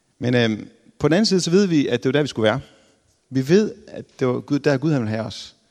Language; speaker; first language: Danish; native; Danish